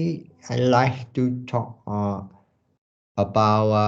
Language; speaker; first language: English; non-native, learner; Vietnamese